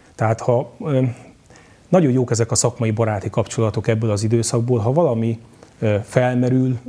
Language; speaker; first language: Hungarian; native; Hungarian